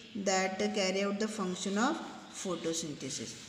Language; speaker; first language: English; non-native, local second language; Marathi